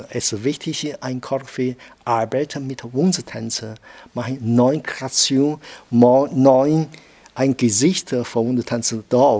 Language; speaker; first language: German; non-native, learner; Chinese